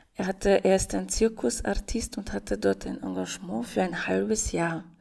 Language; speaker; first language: German; non-native, fluent; Russian